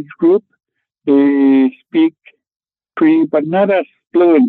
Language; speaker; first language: English; non-native, fluent; Cree